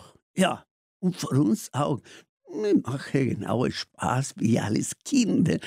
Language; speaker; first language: German; non-native, learner; Spanish